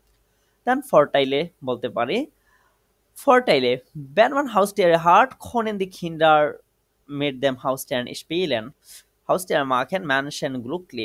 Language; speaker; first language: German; non-native, fluent; Bangla